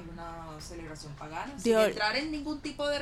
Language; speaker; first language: Spanish; native; Spanish